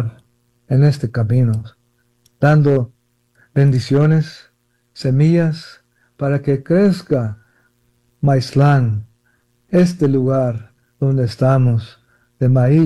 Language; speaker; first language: Spanish; early bilingual, heritage; Spanish